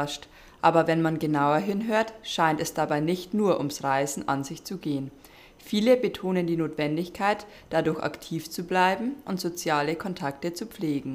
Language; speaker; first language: German; native; German